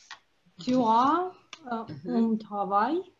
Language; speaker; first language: French; non-native, learner; Russian